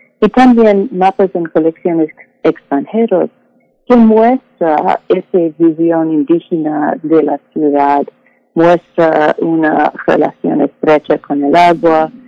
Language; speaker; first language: Spanish; non-native, fluent; English